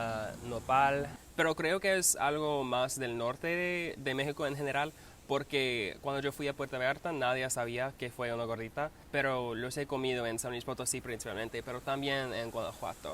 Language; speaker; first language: Spanish; non-native, learner; English